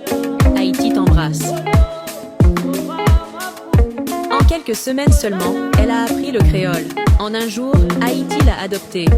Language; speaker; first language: French; non-native, local second language; Haitian Creole